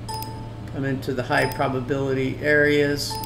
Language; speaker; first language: English; native; English